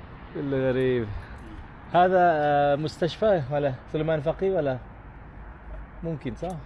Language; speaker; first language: Arabic; non-native, learner; English